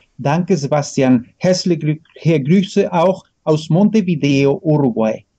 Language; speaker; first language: German; non-native, fluent; Spanish